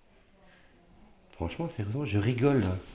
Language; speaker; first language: French; native; French